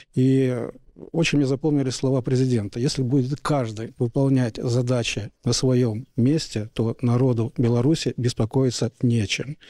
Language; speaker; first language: Russian; native; Russian